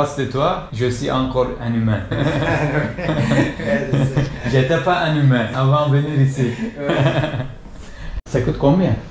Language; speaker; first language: French; non-native, learner; Turkish